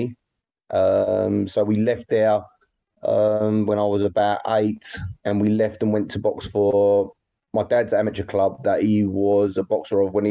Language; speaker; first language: English; native; English